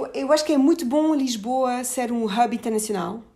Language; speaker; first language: Portuguese; non-native, fluent; French